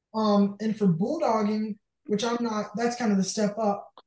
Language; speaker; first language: English; native; English